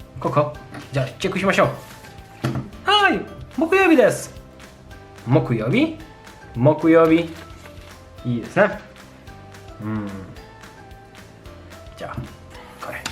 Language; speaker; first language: Japanese; non-native, fluent; Polish